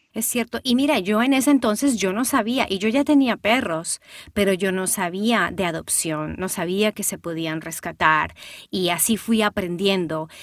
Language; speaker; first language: Spanish; early bilingual, heritage; Spanish